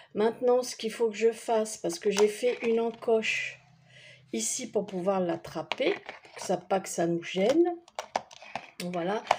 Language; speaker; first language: French; native; French